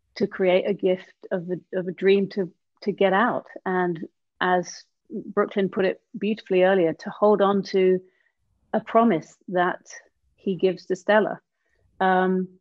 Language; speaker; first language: English; native; English